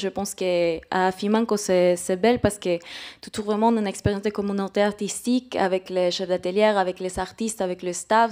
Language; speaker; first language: French; non-native, fluent; Spanish